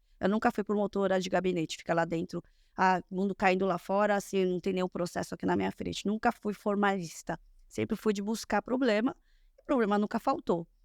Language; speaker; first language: Portuguese; early bilingual, other home language; Korean